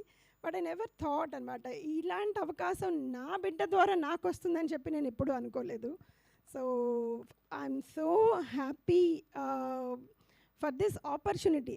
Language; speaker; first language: Telugu; native; Telugu